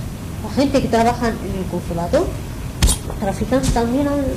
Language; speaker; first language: Spanish; non-native, learner; Arabic